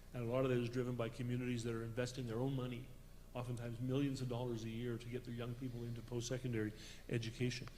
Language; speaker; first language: English; native; English